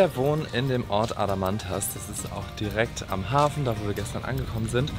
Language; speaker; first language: German; native; German